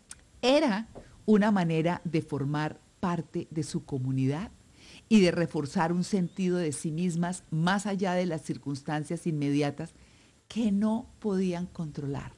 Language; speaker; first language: Spanish; native; Spanish